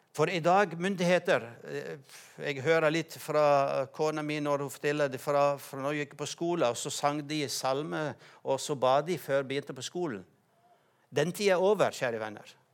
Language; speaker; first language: Norwegian; non-native, fluent; Arabic